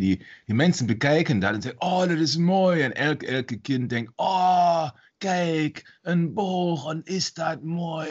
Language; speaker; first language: German; native; German